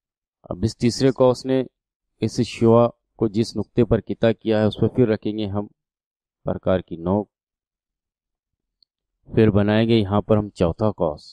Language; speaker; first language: Urdu; native; Urdu